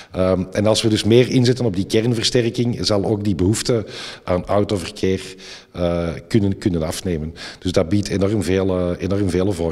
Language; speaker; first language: Dutch; native; Dutch